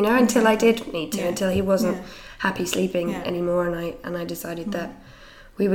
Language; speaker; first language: English; native; English